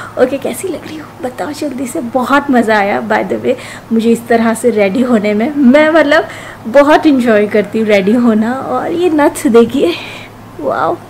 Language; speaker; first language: Hindi; non-native, local second language; Marathi